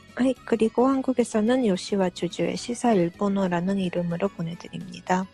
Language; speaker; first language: Korean; early bilingual, heritage; Korean